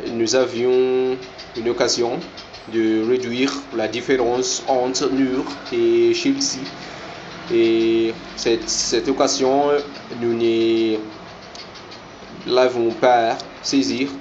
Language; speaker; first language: French; non-native, learner; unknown